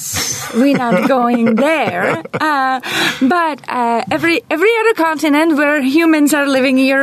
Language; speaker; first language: English; non-native, fluent; Czech